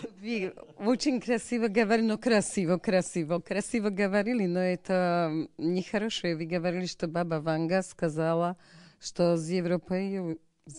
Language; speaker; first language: Russian; non-native, learner; Slovak